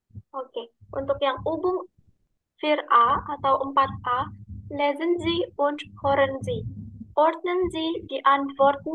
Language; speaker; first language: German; non-native, fluent; Indonesian